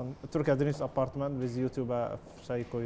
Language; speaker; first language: Turkish; non-native, learner; Arabic